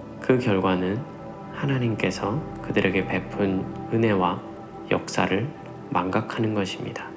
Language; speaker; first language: Korean; native; Korean